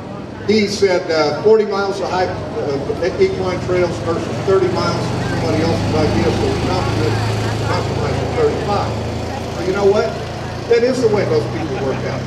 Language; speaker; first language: English; native; English